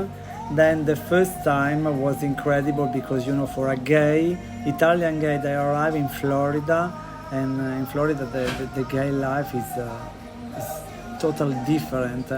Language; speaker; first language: English; non-native, learner; Italian